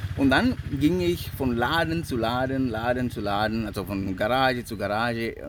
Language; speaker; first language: German; non-native, fluent; Sinhala